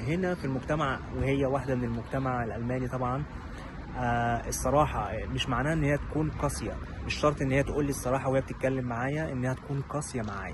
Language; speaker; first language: Arabic; native; Arabic